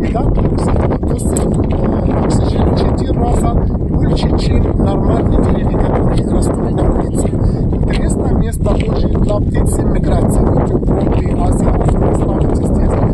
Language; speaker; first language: Russian; non-native, local second language; Arabic